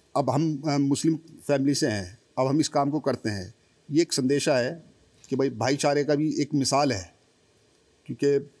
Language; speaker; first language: Hindi; native; Hindi